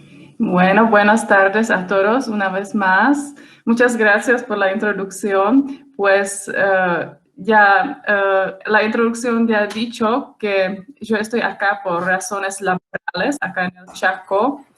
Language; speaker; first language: Spanish; non-native, fluent; Czech